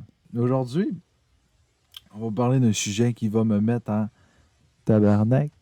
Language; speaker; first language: French; native; French